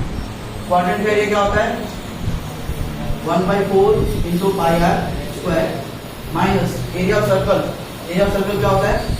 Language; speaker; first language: Hindi; native; Hindi